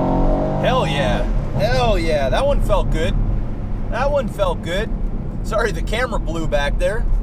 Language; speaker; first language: English; native; English